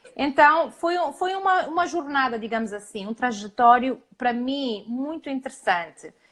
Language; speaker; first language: Portuguese; early bilingual, heritage; Portuguese